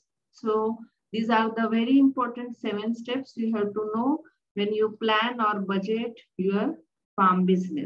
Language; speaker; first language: English; non-native, local second language; Marathi